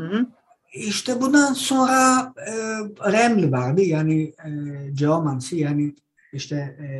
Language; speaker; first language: Turkish; non-native, learner; Greek